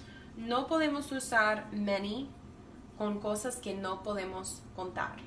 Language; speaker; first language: Spanish; non-native, fluent; English